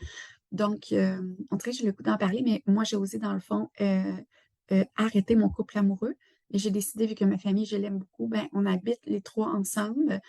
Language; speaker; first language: French; native; French